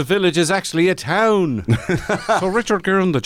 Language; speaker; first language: English; native; English